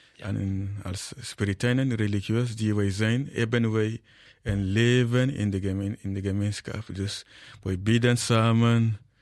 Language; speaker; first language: Dutch; non-native, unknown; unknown